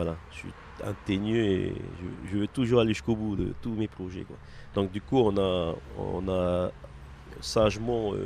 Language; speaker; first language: French; native; French